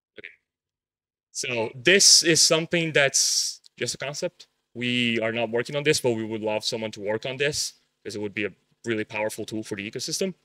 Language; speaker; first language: English; non-native, fluent; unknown